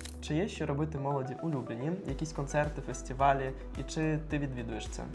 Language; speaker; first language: Ukrainian; native; Ukrainian